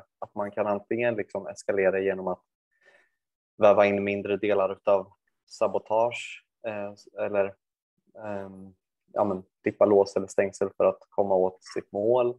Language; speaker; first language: Swedish; native; Swedish